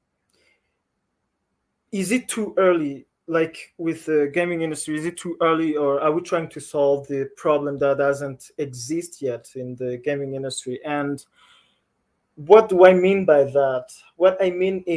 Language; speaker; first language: English; non-native, local second language; Kinyarwanda